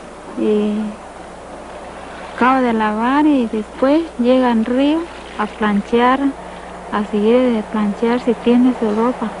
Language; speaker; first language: Spanish; non-native, local second language; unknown